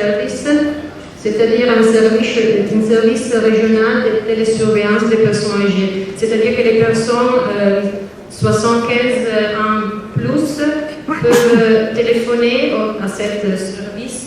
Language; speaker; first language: French; non-native, learner; Italian